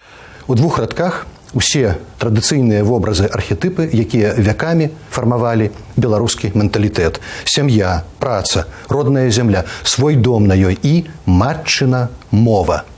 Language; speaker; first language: Belarusian; native; Belarusian